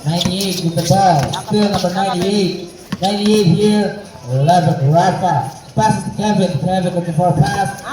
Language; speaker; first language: English; non-native, local second language; Indonesian